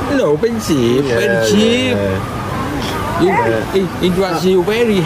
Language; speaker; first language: English; non-native, learner; Vietnamese